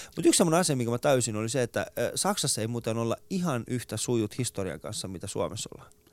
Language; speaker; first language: Finnish; early bilingual, other home language; Persian